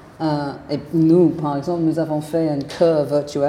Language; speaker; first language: French; non-native, fluent; English